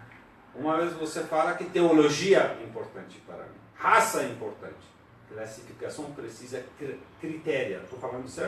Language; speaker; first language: Portuguese; non-native, learner; Persian